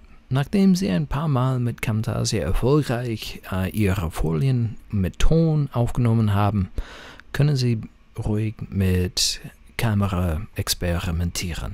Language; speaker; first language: German; non-native, fluent; English